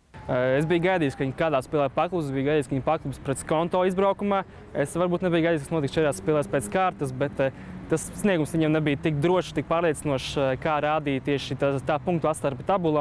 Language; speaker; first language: Latvian; native; Latvian